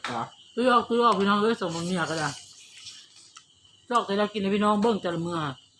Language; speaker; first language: Thai; native; Thai